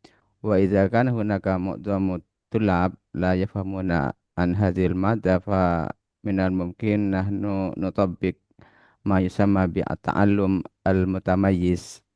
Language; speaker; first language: Arabic; non-native, learner; Indonesian